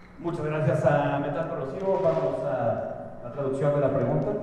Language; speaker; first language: Spanish; native; Spanish